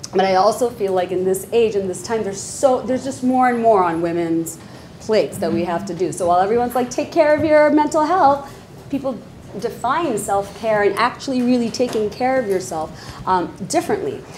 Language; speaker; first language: English; non-native, local second language; Bangla